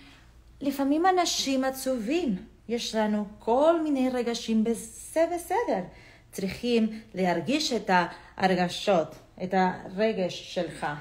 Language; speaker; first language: Hebrew; non-native, fluent; English